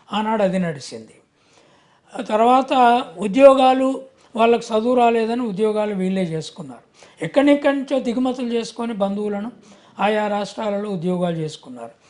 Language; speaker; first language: Telugu; native; Telugu